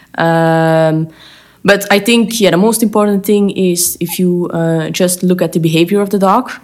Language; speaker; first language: English; non-native, fluent; Dutch